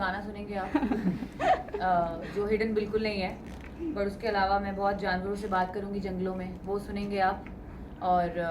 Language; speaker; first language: Hindi; native; Hindi